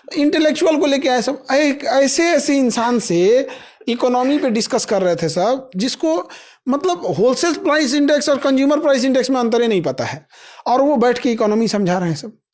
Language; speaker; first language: Hindi; native; Hindi